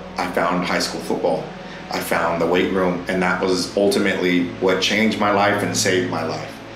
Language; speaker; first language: English; native; English